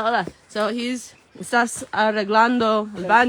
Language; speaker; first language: Spanish; non-native, learner; English